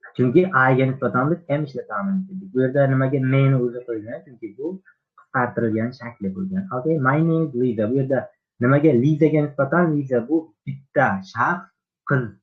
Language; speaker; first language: Uzbek; native; Uzbek